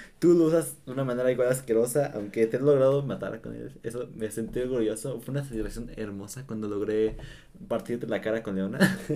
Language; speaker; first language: Spanish; native; Spanish